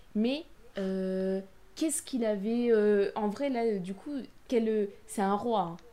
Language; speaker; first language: French; native; French